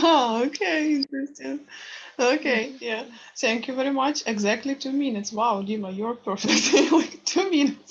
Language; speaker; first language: English; non-native, fluent; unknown